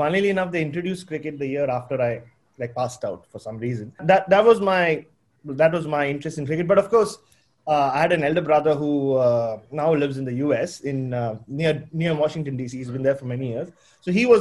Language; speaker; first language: English; non-native, local second language; Tamil